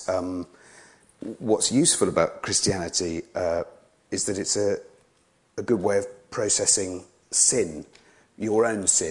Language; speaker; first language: English; native; English